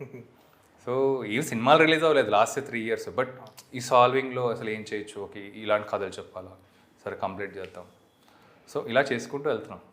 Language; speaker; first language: Telugu; native; Telugu